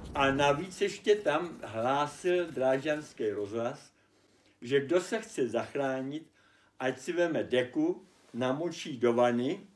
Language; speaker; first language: Czech; early bilingual, other home language; German